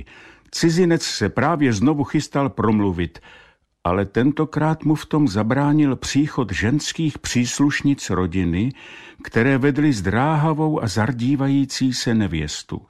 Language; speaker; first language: Czech; native; Czech